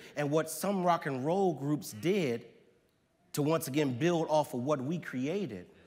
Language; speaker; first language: English; native; English